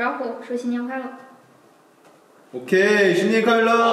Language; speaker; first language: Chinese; non-native, learner; Korean